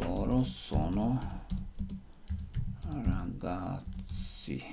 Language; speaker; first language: Italian; non-native, learner; Slovak